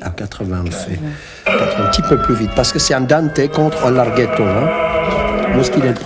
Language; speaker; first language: French; native; French